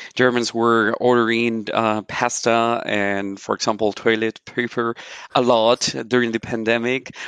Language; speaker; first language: English; non-native, fluent; Spanish